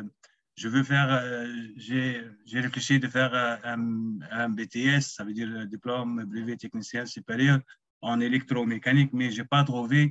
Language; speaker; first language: French; non-native, local second language; Arabic